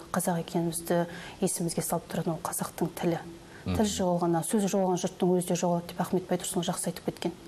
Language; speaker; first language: Kazakh; native; Kazakh